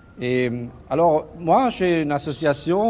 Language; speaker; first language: French; non-native, learner; German